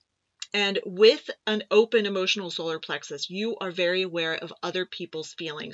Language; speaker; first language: English; native; English